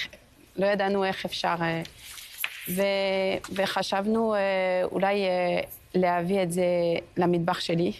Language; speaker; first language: Hebrew; non-native, fluent; French